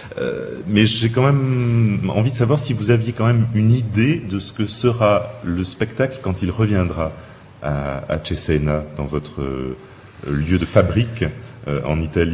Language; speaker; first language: French; native; French